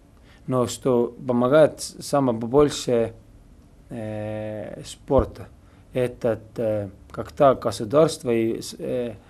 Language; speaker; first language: Russian; non-native, learner; Estonian